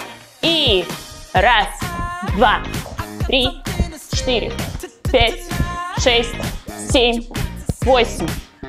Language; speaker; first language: Russian; native; Russian